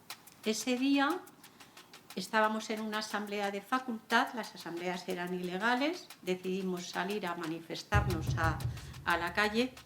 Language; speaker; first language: Spanish; native; Spanish